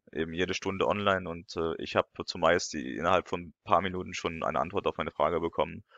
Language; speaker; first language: German; non-native, fluent; French